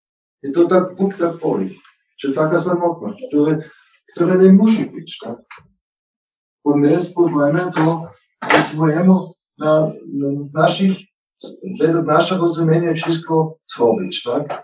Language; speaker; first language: Polish; non-native, learner; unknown